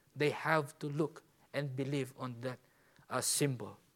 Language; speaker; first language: English; non-native, local second language; Filipino